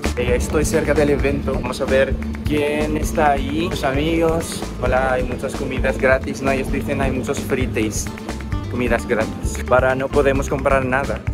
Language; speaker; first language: Spanish; non-native, learner; Filipino